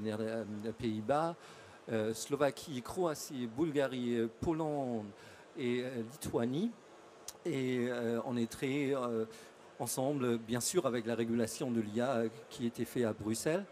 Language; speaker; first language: French; non-native, fluent; German